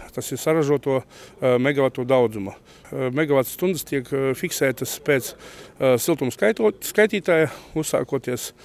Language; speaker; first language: Latvian; native; Latvian